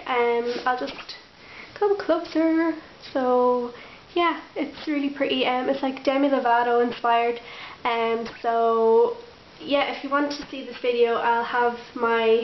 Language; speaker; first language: English; native; English